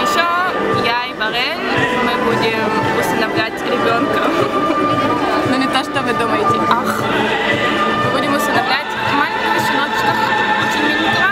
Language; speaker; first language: Russian; early bilingual, heritage; Russian